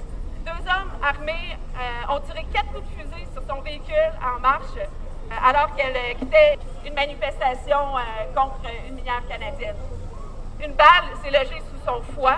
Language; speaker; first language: French; native; French